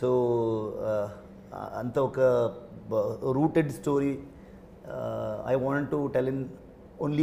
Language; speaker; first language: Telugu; non-native, learner; Kannada